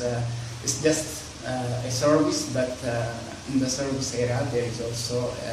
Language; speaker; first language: English; non-native, learner; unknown